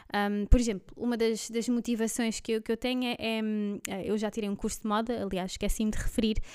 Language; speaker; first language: Portuguese; non-native, fluent; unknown